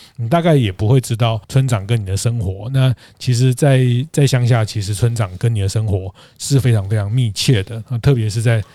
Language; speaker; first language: Chinese; native; Chinese